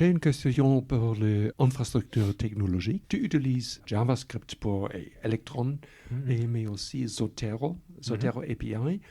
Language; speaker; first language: French; non-native, fluent; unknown